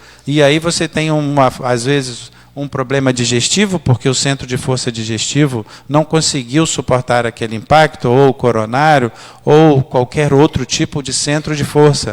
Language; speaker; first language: Portuguese; native; Portuguese